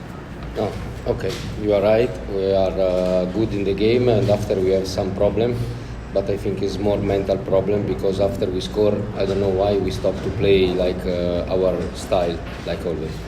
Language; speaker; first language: English; non-native, learner; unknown